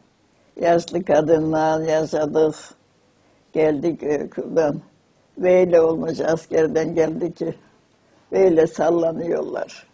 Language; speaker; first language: Turkish; non-native, local second language; Armenian